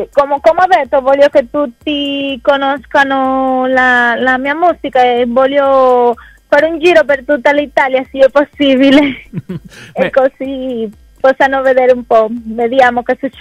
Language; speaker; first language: Italian; non-native, fluent; Spanish